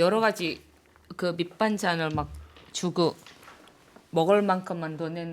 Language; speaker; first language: Korean; non-native, fluent; Indonesian